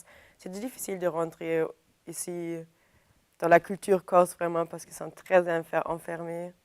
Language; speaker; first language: French; non-native, fluent; German